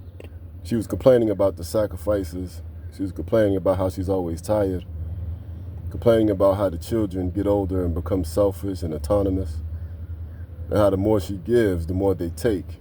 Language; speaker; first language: English; native; English